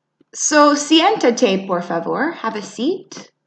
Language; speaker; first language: Spanish; non-native, fluent; English